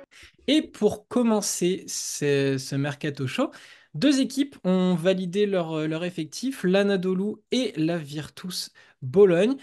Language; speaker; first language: French; native; French